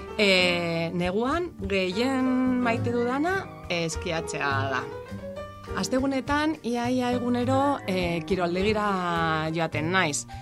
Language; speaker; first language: Basque; non-native, local second language; Spanish